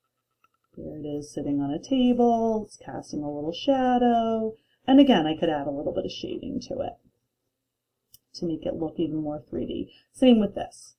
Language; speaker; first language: English; native; English